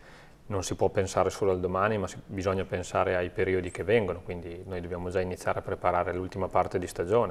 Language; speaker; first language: Italian; native; Italian